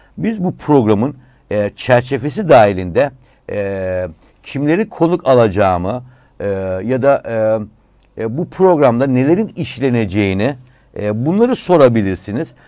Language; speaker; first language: Turkish; native; Turkish